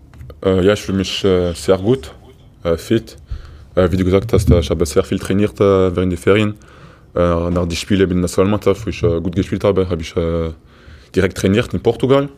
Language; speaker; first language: German; non-native, fluent; Portuguese